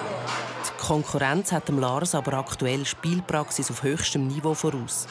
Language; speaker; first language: German; native; German